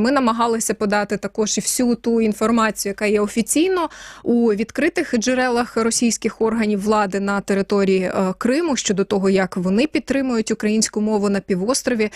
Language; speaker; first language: Ukrainian; native; Ukrainian